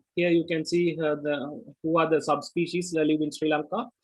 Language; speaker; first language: English; non-native, local second language; Sinhala